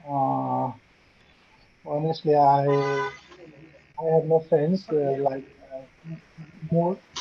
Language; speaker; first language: English; non-native, learner; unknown